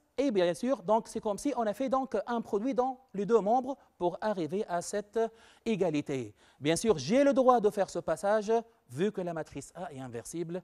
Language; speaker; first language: French; non-native, local second language; Arabic